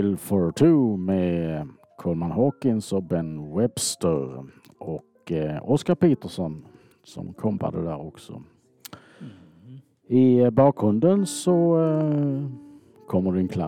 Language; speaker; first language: Swedish; native; Swedish